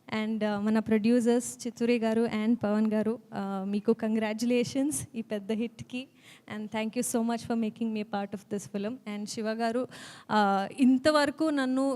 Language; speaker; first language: Telugu; non-native, learner; Kannada